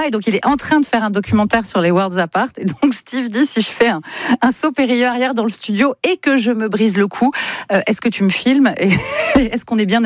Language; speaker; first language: French; native; French